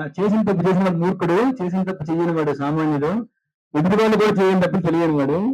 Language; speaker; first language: Telugu; native; Telugu